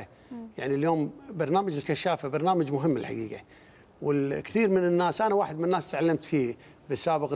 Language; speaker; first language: Arabic; native; Arabic